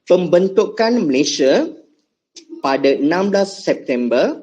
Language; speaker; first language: Malay; non-native, local second language; Tamil